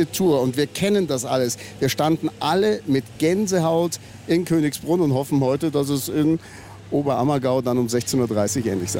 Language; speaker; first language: German; native; German